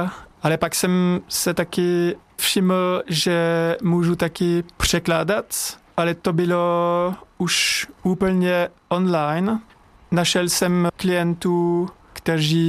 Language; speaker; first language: Czech; non-native, learner; French